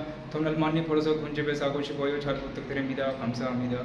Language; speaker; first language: Korean; non-native, learner; Punjabi